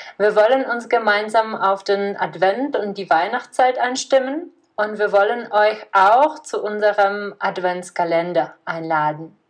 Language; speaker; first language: German; non-native, fluent; Czech